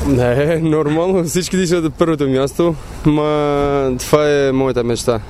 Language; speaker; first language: Bulgarian; non-native, learner; Albanian